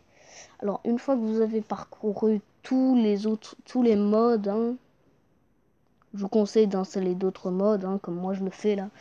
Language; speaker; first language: French; native; French